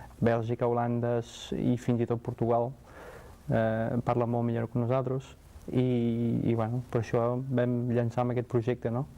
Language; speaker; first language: Catalan; non-native, fluent; English